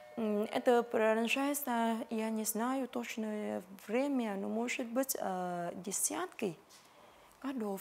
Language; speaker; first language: Russian; non-native, fluent; Vietnamese